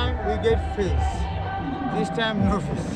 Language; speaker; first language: English; non-native, learner; Nepali